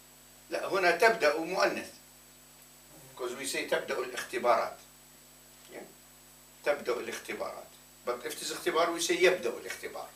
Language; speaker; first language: Arabic; non-native, fluent; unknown